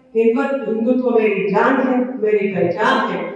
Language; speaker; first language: Hindi; non-native, local second language; Marathi